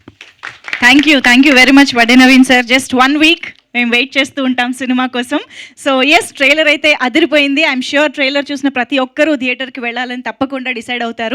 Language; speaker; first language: Telugu; native; Telugu